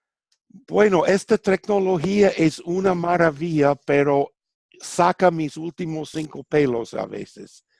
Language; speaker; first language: Spanish; non-native, fluent; English